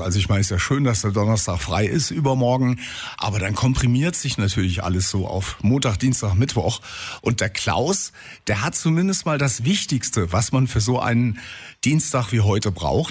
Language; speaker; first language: German; native; German